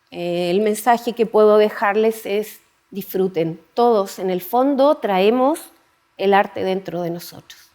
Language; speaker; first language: Spanish; native; Spanish